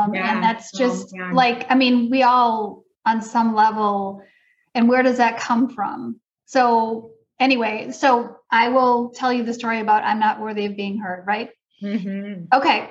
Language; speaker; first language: English; native; English